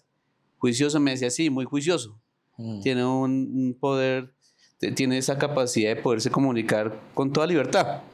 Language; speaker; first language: Spanish; native; Spanish